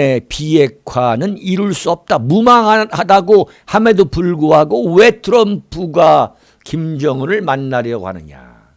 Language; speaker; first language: Korean; native; Korean